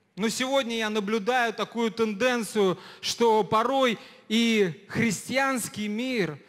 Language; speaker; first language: Russian; native; Russian